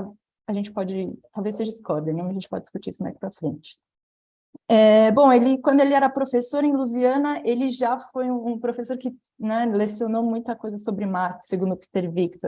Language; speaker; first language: Portuguese; native; Portuguese